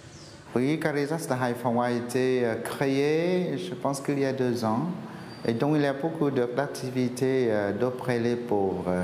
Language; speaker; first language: French; non-native, fluent; Vietnamese